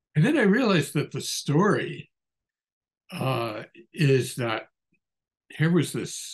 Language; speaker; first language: English; native; English